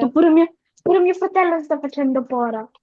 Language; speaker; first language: Italian; early bilingual, other home language; Bangla